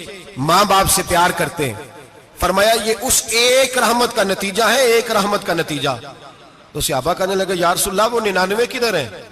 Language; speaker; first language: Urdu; non-native, local second language; Punjabi